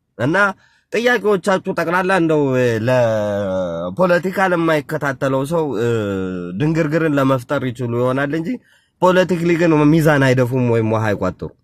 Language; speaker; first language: Amharic; non-native, local second language; Tigrinya